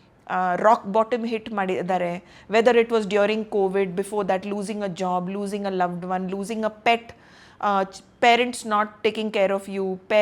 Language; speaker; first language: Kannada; non-native, local second language; Hindi